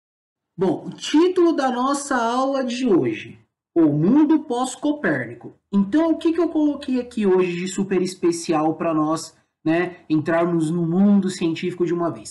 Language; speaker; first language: Portuguese; native; Portuguese